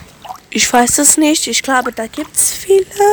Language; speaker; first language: German; non-native, local second language; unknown